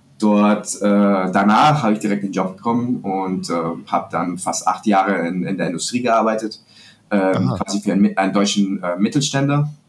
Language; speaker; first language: German; non-native, fluent; Spanish